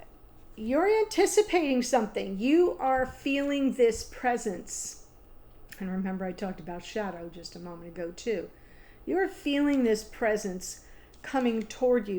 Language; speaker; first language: English; native; English